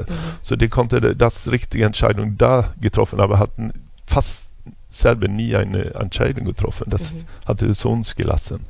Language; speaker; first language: German; non-native, fluent; Swedish